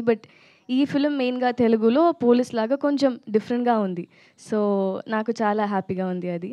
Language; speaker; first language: Telugu; non-native, learner; Tamil